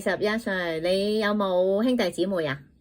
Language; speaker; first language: Cantonese; native; Cantonese